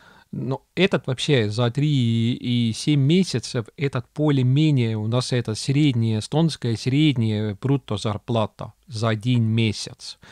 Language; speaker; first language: Russian; non-native, local second language; Estonian